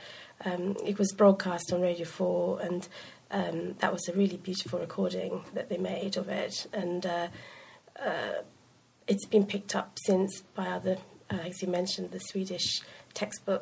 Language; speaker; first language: English; non-native, local second language; Sinhala